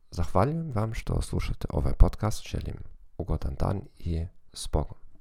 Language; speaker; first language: Croatian; early bilingual, heritage; German